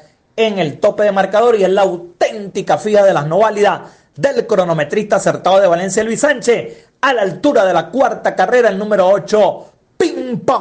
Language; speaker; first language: Spanish; native; Spanish